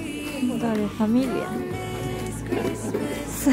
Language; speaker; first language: Swedish; non-native, learner; Japanese